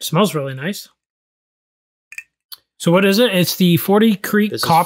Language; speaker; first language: English; native; English